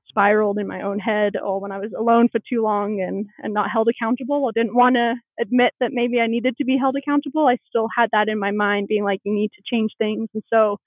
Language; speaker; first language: English; native; English